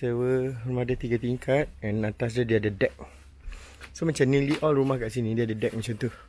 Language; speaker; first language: Malay; native; Malay